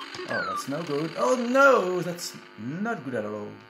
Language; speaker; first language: English; non-native, learner; French